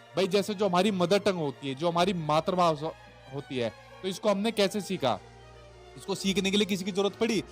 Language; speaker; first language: Hindi; native; Hindi